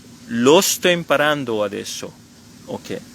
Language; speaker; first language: Italian; non-native, fluent; French